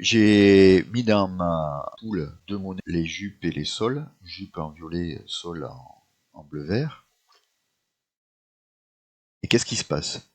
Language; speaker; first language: French; native; French